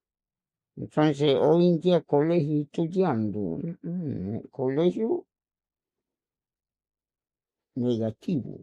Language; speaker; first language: Spanish; non-native, local second language; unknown